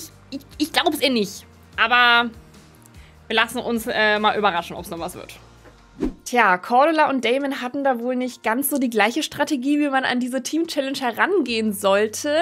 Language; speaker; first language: German; native; German